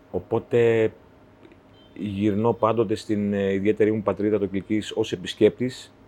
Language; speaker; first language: Greek; native; Greek